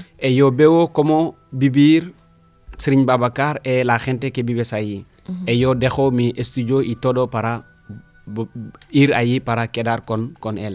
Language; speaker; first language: Spanish; non-native, learner; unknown